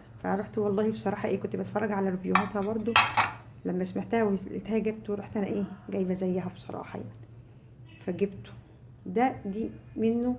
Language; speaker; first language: Arabic; native; Arabic